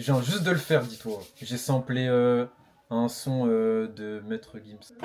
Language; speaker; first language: French; native; French